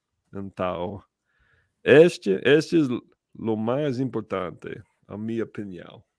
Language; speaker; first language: Portuguese; non-native, learner; English